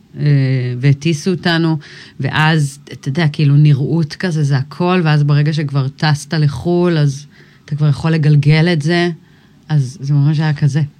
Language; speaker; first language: Hebrew; early bilingual, other home language; English